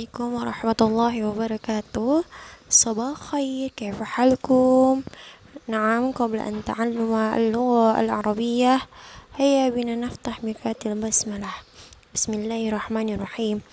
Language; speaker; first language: Arabic; non-native, fluent; Indonesian